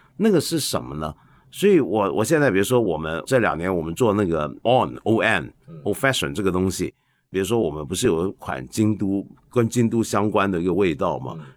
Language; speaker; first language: Chinese; non-native, local second language; Cantonese